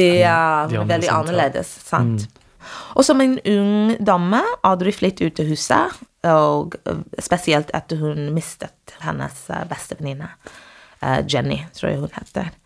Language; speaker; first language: Norwegian; non-native, fluent; English